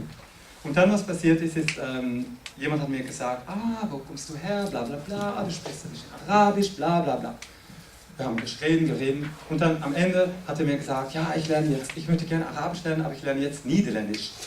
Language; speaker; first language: German; non-native, fluent; French